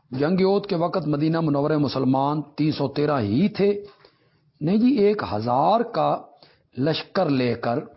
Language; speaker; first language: Urdu; non-native, local second language; Punjabi